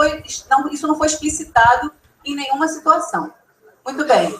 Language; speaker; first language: Portuguese; native; Portuguese